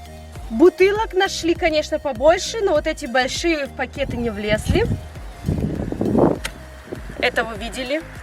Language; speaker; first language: Russian; early bilingual, heritage; Russian